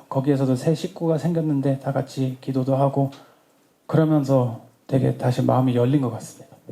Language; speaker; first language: Korean; early bilingual, heritage; Korean